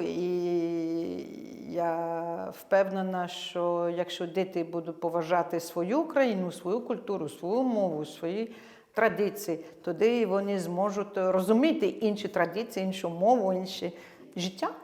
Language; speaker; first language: Ukrainian; non-native, fluent; French